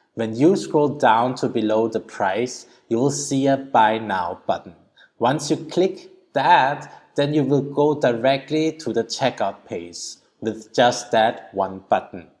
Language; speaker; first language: English; early bilingual, other home language; Thai